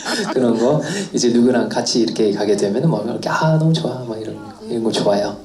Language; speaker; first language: Korean; non-native, fluent; English